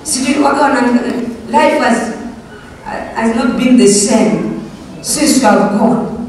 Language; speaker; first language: English; non-native, local second language; Swahili